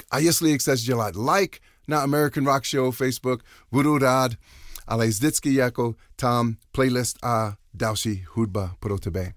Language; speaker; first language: Czech; non-native, learner; English